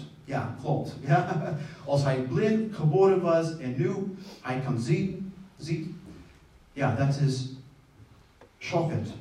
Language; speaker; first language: Dutch; non-native, fluent; English